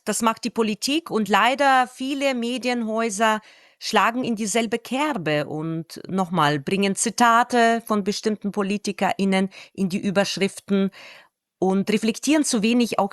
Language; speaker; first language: German; non-native, fluent; Russian